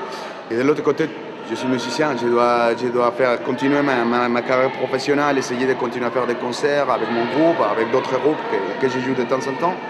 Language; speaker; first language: French; non-native, fluent; Spanish